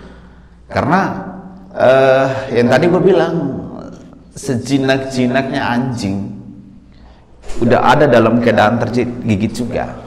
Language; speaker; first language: Indonesian; native; Indonesian